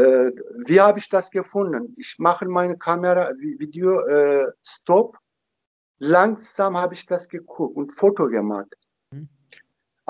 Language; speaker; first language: German; non-native, learner; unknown